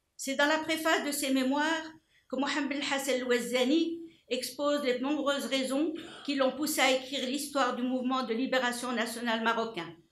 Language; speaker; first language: French; non-native, local second language; Arabic